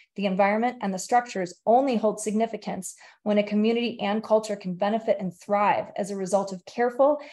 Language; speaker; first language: English; native; English